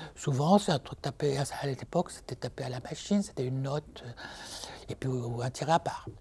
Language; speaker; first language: French; native; French